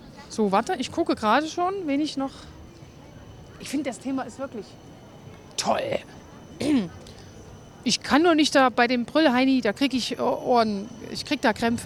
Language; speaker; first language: German; native; German